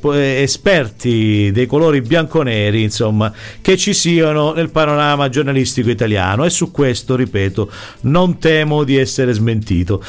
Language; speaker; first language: Italian; native; Italian